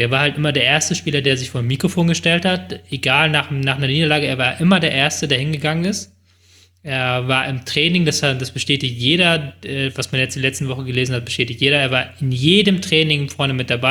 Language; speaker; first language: German; native; German